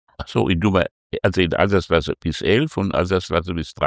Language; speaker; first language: German; native; German